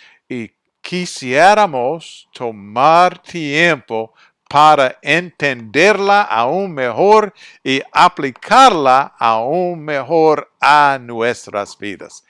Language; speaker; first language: Spanish; non-native, fluent; English